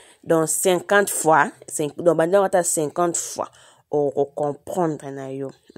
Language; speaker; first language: French; non-native, local second language; Lingala